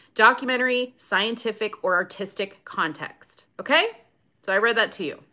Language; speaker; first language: English; native; English